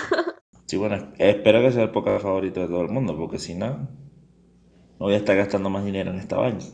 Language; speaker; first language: Spanish; native; Spanish